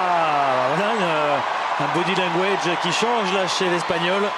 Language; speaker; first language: French; native; French